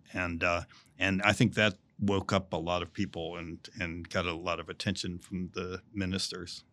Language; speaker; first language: English; native; English